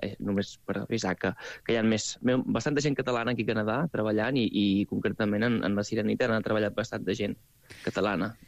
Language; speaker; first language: Catalan; native; Catalan